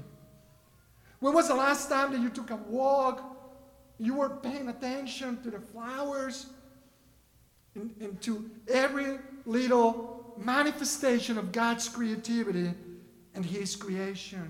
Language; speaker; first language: English; non-native, fluent; Spanish